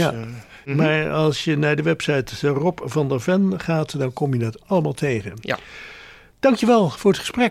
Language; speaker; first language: Dutch; native; Dutch